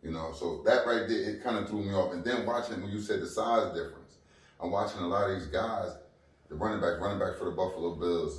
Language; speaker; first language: English; native; English